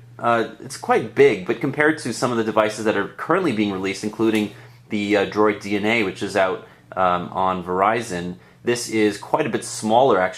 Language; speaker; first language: English; native; English